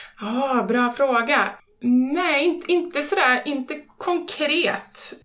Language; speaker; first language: Swedish; native; Swedish